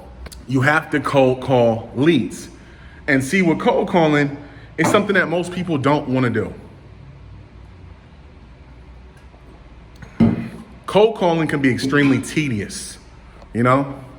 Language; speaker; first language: English; native; English